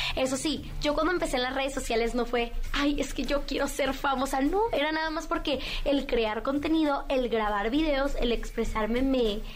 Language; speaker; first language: Spanish; native; Spanish